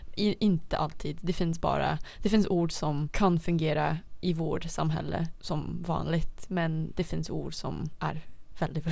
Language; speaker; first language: Swedish; non-native, fluent; Dutch